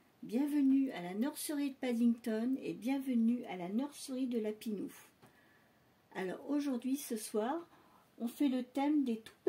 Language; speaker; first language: French; native; French